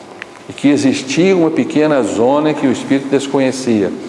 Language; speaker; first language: Portuguese; native; Portuguese